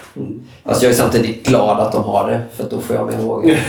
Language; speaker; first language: Swedish; native; Swedish